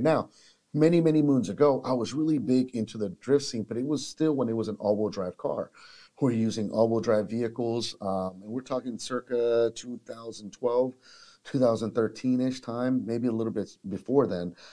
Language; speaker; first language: English; early bilingual, other home language; Spanish